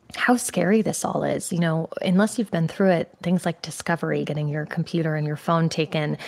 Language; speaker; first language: English; native; English